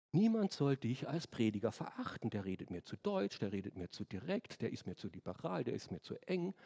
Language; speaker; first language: German; native; German